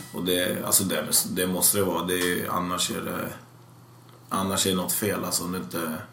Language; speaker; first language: Swedish; early bilingual, other home language; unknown